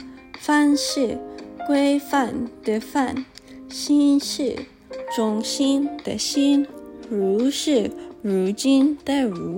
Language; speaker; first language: Chinese; early bilingual, heritage; Chinese